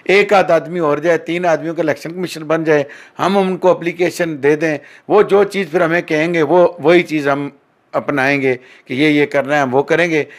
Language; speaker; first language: Urdu; non-native, local second language; Pahari-Potwari